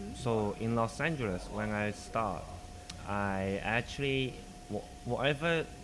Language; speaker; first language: English; non-native, local second language; Cantonese